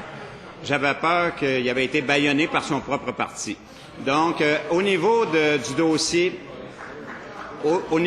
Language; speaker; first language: French; native; French